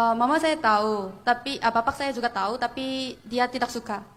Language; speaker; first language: Indonesian; non-native, fluent; Korean